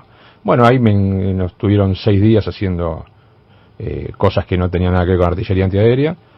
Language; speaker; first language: Spanish; native; Spanish